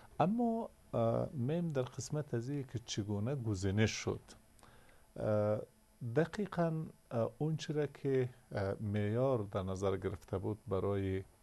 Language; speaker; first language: Persian; native; Persian